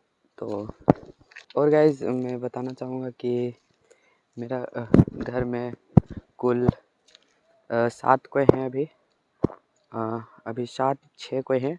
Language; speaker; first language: Hindi; non-native, local second language; Magahi